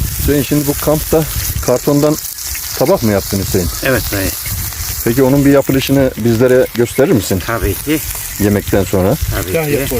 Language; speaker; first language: Turkish; native; Turkish